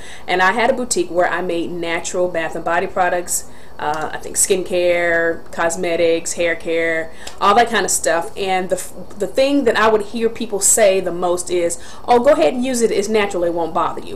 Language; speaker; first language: English; native; English